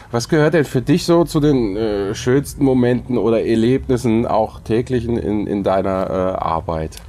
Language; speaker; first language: German; native; German